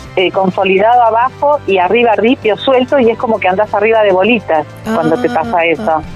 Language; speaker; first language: Spanish; native; Spanish